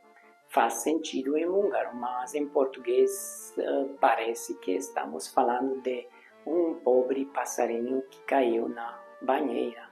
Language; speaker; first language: Portuguese; non-native, fluent; Hungarian